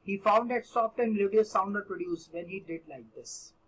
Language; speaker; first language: English; non-native, local second language; Hindi